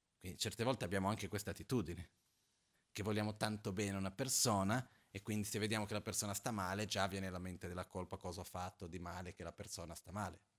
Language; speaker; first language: Italian; non-native, fluent; Portuguese